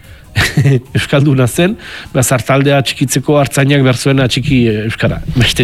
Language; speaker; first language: Basque; native; Basque